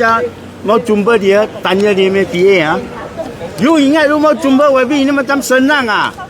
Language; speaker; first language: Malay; non-native, local second language; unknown